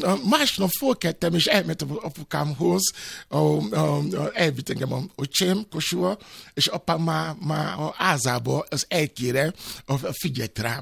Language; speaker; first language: Hungarian; non-native, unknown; Yoruba